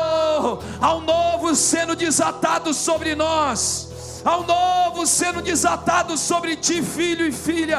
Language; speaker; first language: Portuguese; native; Portuguese